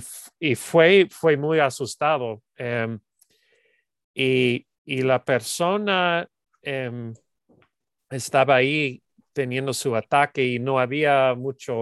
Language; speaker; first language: Spanish; non-native, learner; English